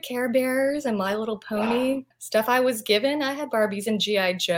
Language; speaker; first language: English; non-native, fluent; Vietnamese